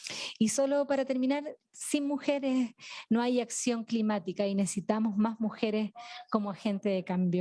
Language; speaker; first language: Spanish; native; Spanish